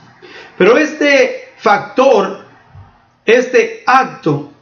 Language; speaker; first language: Spanish; native; Spanish